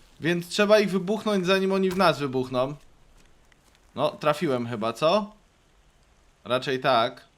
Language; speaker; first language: Polish; native; Polish